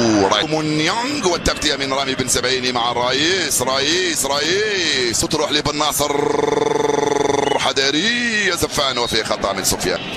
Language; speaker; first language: Arabic; native; Arabic